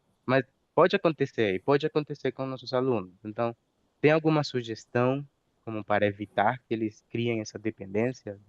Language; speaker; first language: Portuguese; non-native, fluent; Spanish